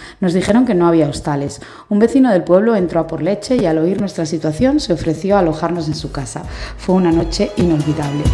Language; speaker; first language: Spanish; native; Spanish